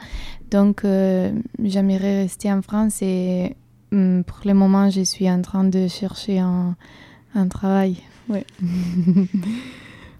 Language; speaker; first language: French; non-native, fluent; Italian